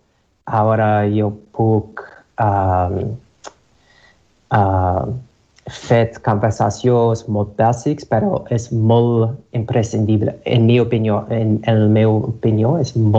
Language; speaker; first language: Catalan; non-native, learner; English